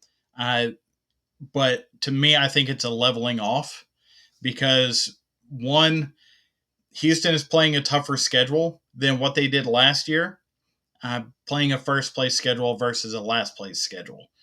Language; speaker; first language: English; native; English